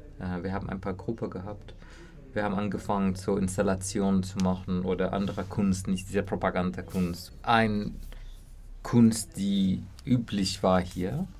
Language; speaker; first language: German; non-native, learner; Kurdish